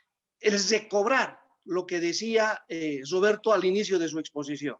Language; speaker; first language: Spanish; native; Spanish